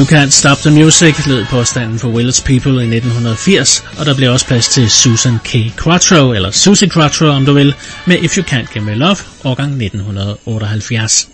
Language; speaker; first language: Danish; native; Danish